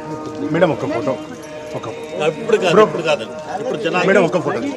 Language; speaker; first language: Telugu; native; Telugu